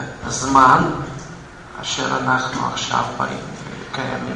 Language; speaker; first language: Hebrew; non-native, fluent; Russian